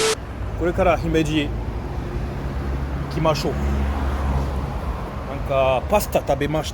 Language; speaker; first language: Japanese; non-native, learner; French